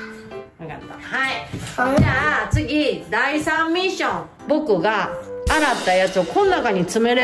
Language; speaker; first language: Japanese; native; Japanese